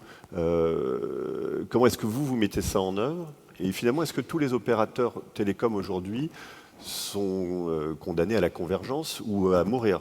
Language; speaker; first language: French; native; French